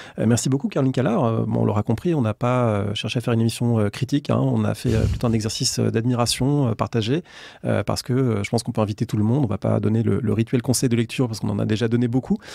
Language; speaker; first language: French; native; French